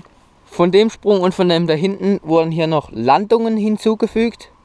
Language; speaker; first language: German; native; German